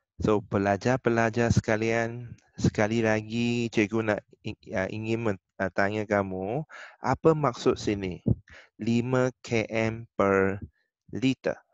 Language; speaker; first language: Malay; non-native, local second language; Chinese